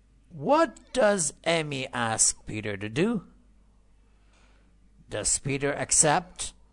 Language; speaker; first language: English; non-native, fluent; Persian